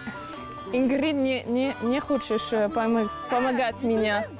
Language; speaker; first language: Russian; non-native, learner; French